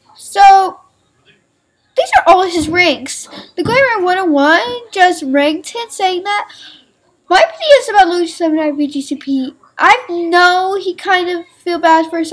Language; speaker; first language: English; native; English